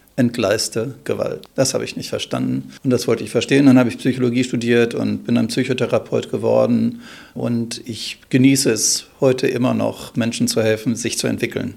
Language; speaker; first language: German; native; German